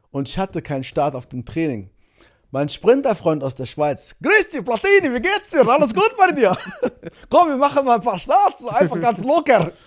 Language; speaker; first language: German; early bilingual, other home language; Portuguese